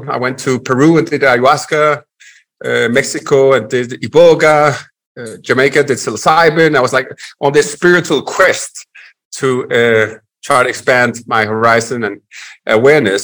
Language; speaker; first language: English; non-native, fluent; Danish